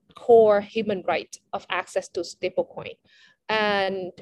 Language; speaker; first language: English; non-native, fluent; Vietnamese